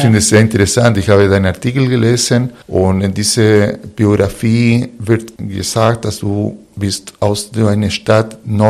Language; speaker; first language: German; non-native, fluent; Spanish